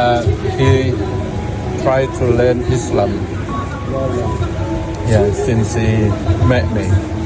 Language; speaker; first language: English; non-native, learner; Indonesian